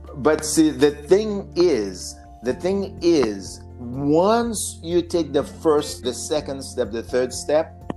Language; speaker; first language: English; non-native, fluent; Haitian Creole